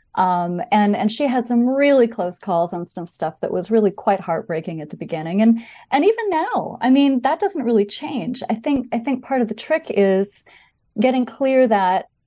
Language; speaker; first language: English; native; English